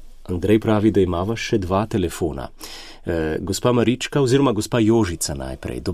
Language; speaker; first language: Slovenian; native; Slovenian